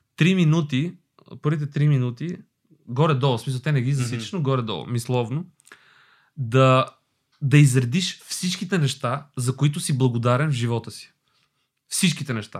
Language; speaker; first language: Bulgarian; early bilingual, other home language; Albanian